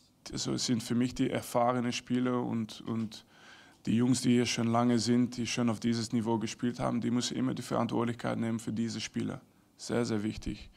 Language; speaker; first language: German; non-native, fluent; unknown